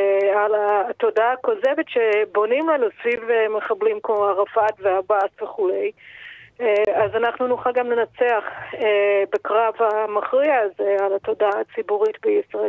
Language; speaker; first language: Hebrew; non-native, fluent; English